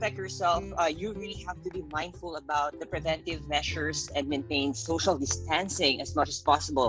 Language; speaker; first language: English; non-native, local second language; Filipino